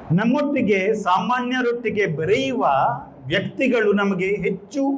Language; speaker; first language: Kannada; non-native, local second language; Konkani